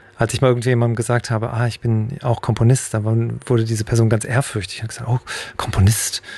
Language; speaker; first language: German; native; German